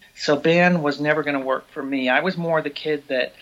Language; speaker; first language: English; native; English